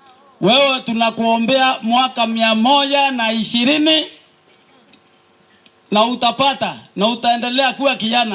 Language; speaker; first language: Swahili; non-native, local second language; Meru